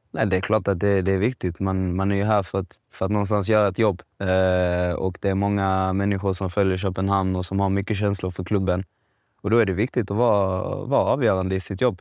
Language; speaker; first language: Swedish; native; Swedish